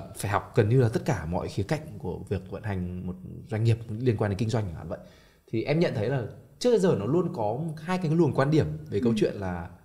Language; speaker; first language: Vietnamese; native; Vietnamese